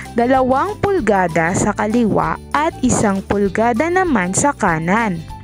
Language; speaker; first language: Filipino; non-native, local second language; Maranao